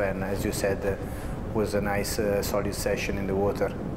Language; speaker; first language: English; non-native, fluent; Italian